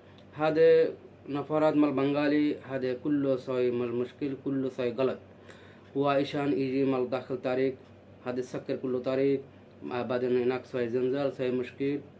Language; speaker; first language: Arabic; non-native, learner; Bangla